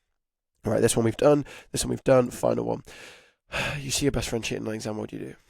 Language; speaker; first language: English; native; English